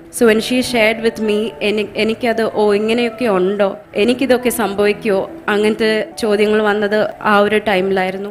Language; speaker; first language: Malayalam; early bilingual, heritage; Malayalam